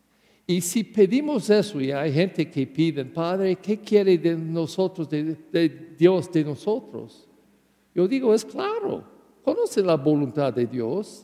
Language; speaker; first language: Spanish; non-native, learner; English